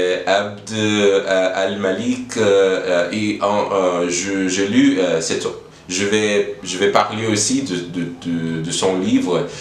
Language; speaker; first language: French; non-native, learner; English